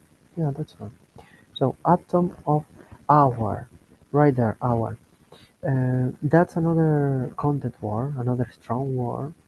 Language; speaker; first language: English; non-native, learner; Spanish